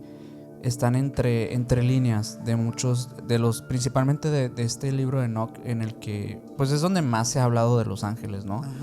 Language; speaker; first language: Spanish; native; Spanish